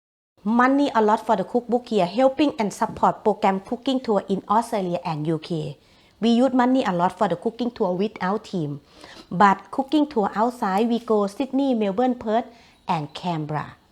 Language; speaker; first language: English; non-native, learner; Thai